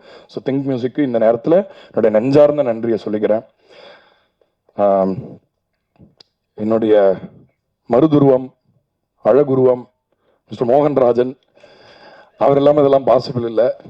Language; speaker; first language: Tamil; native; Tamil